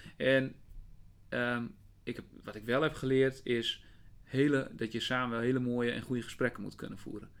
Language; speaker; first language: Dutch; native; Dutch